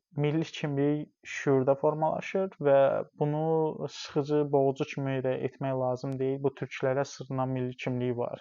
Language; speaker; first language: Azerbaijani; non-native, local second language; Talysh